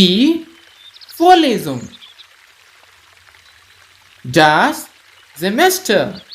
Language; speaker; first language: German; non-native, fluent; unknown